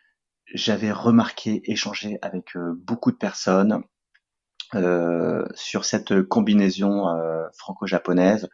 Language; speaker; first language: French; native; French